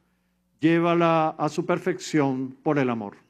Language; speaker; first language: Spanish; native; Spanish